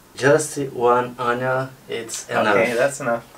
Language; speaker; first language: English; non-native, learner; Portuguese